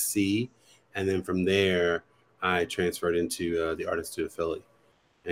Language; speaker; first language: English; native; English